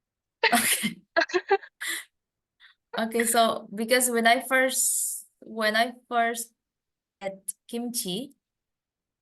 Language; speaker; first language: English; non-native, fluent; Indonesian